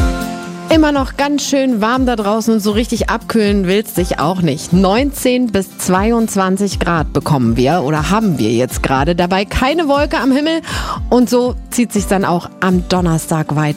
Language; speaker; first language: German; native; German